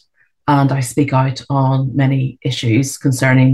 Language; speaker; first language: English; native; English